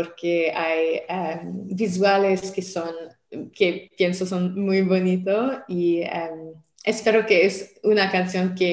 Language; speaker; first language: Spanish; non-native, learner; French